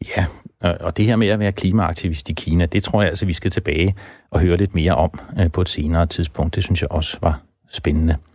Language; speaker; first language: Danish; native; Danish